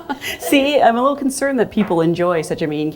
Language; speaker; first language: English; native; English